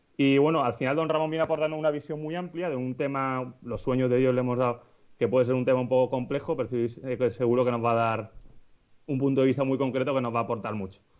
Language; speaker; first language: Spanish; native; Spanish